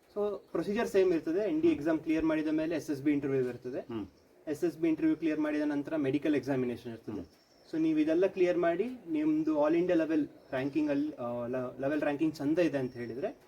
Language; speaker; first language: Kannada; native; Kannada